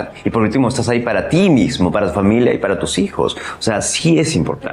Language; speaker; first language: Spanish; native; Spanish